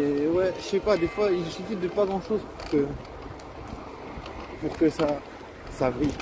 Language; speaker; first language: French; native; French